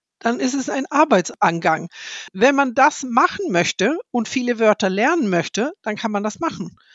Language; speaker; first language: German; non-native, fluent; Swedish